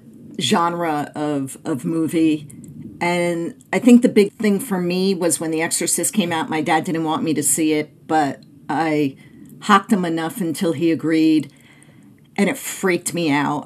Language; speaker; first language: English; native; English